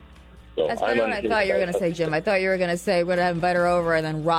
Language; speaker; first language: English; native; English